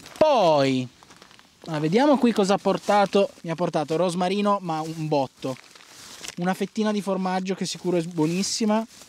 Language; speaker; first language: Italian; native; Italian